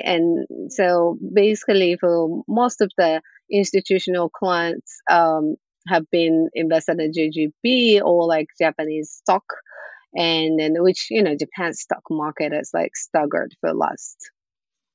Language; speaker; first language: English; non-native, fluent; Japanese